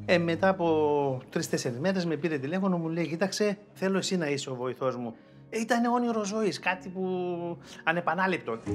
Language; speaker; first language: Greek; early bilingual, heritage; Greek